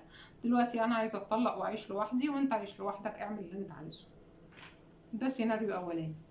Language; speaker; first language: Arabic; native; Arabic